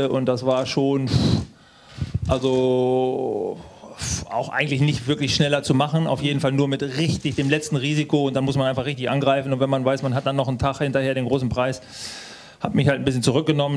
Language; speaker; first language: German; native; German